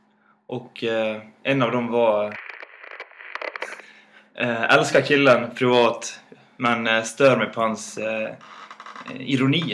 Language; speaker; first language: Swedish; native; Swedish